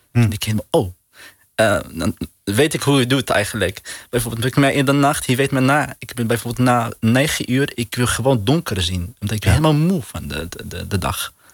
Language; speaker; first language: Dutch; non-native, learner; Arabic